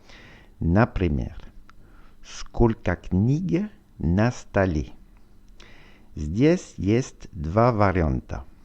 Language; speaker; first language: Russian; non-native, learner; French